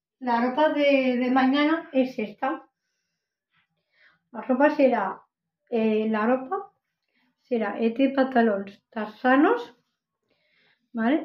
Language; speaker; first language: Spanish; non-native, local second language; Catalan